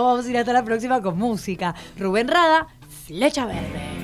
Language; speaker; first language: Spanish; native; Spanish